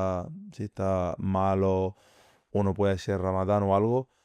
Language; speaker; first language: Spanish; non-native, fluent; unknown